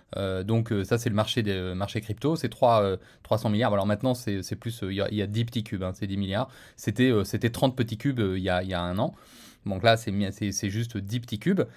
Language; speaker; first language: French; native; French